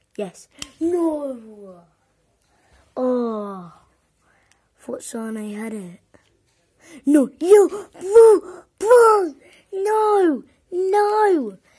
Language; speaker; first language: English; native; English